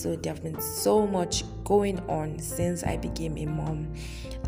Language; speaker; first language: English; non-native, local second language; Yoruba